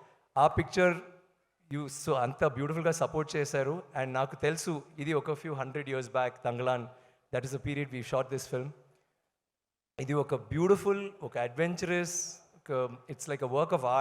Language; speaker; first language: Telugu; non-native, learner; Tamil